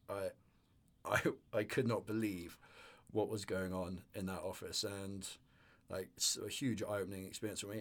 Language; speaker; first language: English; native; English